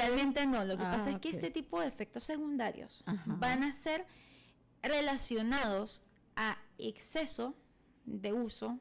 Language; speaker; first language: Spanish; native; Spanish